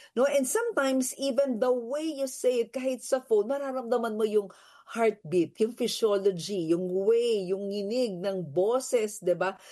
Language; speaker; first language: Filipino; native; Filipino